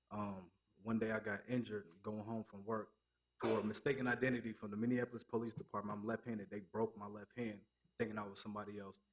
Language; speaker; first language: English; native; English